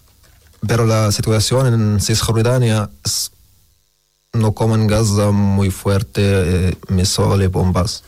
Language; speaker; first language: Spanish; non-native, learner; Arabic